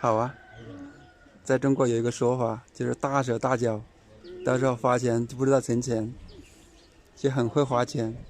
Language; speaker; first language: Chinese; native; Chinese